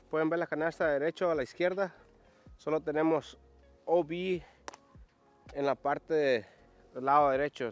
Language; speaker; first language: Spanish; early bilingual, heritage; Spanish